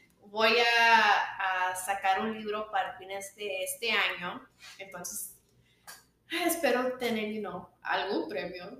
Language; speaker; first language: Spanish; early bilingual, other home language; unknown